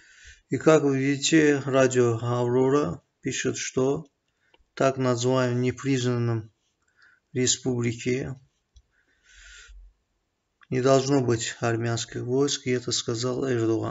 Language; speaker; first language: Russian; non-native, fluent; Azerbaijani